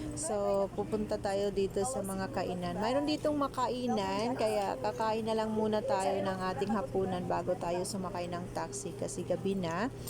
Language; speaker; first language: Filipino; native; Filipino